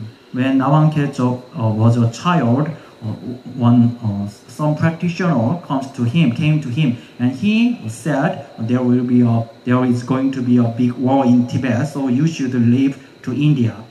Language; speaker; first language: English; non-native, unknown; Korean